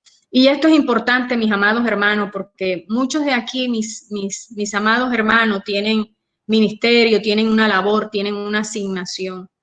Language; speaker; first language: Spanish; native; Spanish